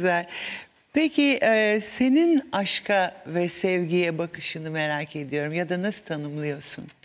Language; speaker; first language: Turkish; native; Turkish